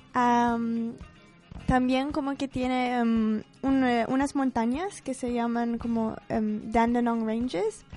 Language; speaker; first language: Spanish; non-native, fluent; English